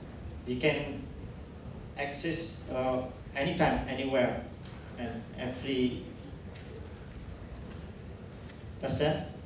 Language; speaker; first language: English; non-native, learner; Indonesian